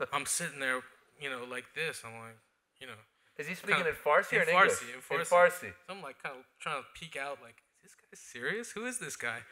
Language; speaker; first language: English; native; English